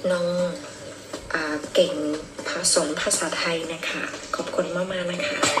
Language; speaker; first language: Thai; non-native, fluent; Burmese